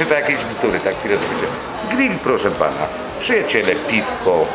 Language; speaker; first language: Polish; native; Polish